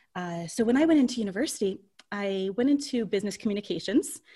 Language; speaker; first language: English; native; English